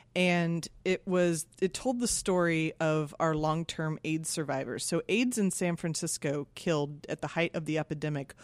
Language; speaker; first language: English; native; English